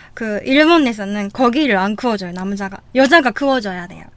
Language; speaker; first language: Korean; non-native, fluent; Japanese